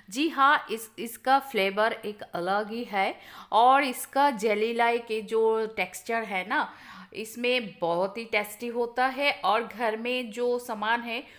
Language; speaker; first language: Hindi; non-native, local second language; Bangla